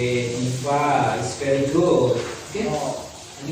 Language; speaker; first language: English; non-native, learner; Indonesian